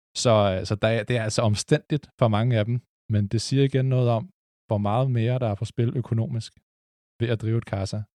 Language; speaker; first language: Danish; native; Danish